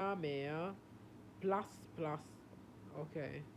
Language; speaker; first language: German; non-native, learner; Italian